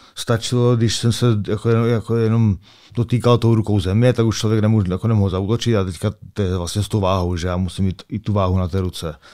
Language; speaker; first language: Czech; native; Czech